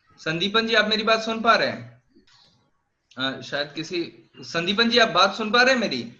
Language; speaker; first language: Hindi; native; Hindi